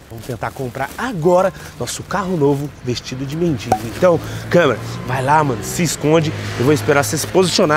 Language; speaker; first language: Portuguese; native; Portuguese